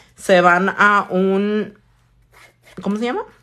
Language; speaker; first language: Spanish; early bilingual, heritage; Spanish